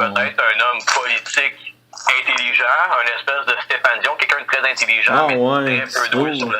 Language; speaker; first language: French; native; French